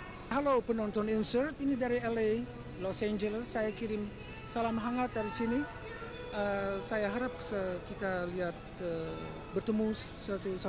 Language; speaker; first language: Indonesian; early bilingual, heritage; Dutch